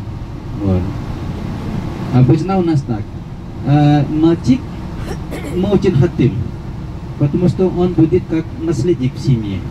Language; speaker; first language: Russian; non-native, fluent; Balinese